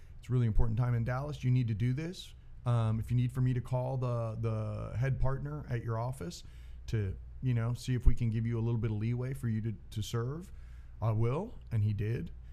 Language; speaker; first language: English; early bilingual, other home language; Spanish